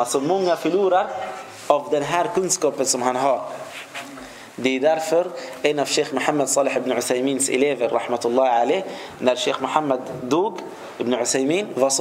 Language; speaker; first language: Swedish; non-native, fluent; Arabic